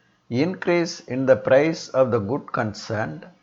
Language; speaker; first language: English; non-native, local second language; Tamil